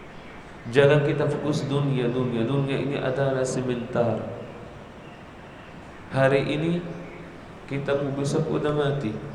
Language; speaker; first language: Indonesian; non-native, learner; Arabic